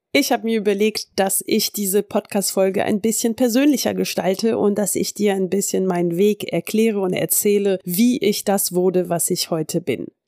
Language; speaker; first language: German; early bilingual, heritage; French